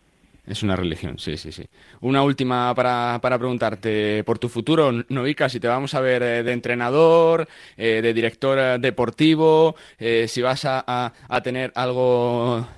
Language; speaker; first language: Spanish; native; Spanish